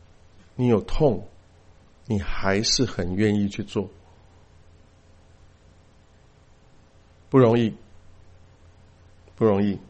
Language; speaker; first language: Chinese; native; Chinese